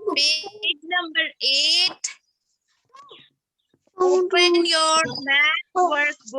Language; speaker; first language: English; non-native, fluent; Urdu